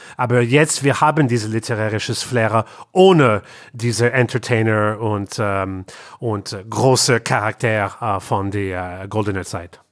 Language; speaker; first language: German; non-native, learner; English